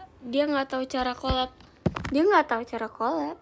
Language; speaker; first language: Indonesian; native; Indonesian